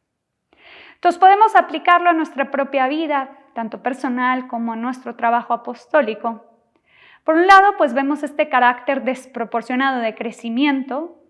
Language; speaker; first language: Spanish; native; Spanish